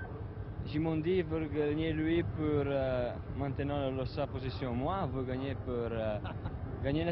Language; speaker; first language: French; non-native, learner; Italian